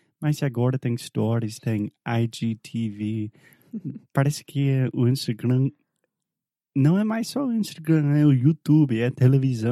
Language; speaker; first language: Portuguese; non-native, fluent; English